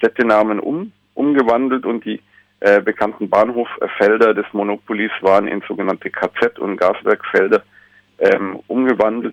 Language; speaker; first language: German; native; German